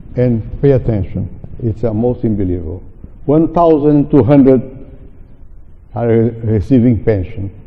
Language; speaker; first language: English; non-native, fluent; Portuguese